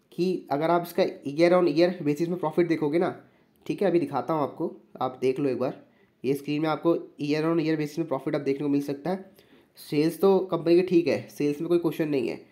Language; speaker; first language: Hindi; native; Hindi